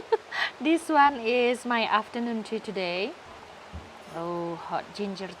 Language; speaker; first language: English; non-native, learner; Indonesian